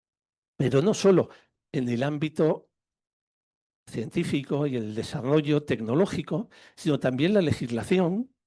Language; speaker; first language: Spanish; native; Spanish